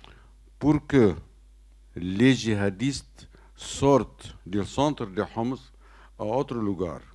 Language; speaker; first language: French; non-native, learner; Arabic